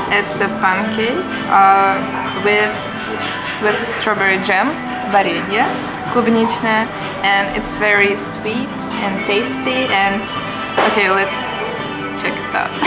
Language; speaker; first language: English; non-native, fluent; Russian